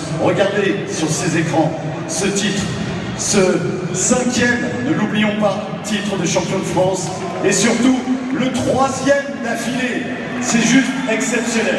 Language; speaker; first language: French; native; French